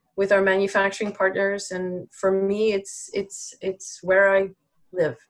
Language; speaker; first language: English; native; English